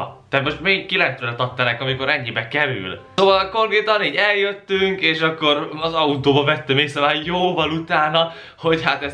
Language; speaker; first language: Hungarian; native; Hungarian